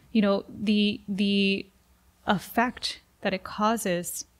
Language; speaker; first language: English; early bilingual, other home language; Spanish